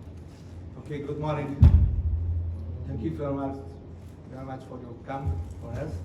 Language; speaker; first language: English; non-native, learner; Portuguese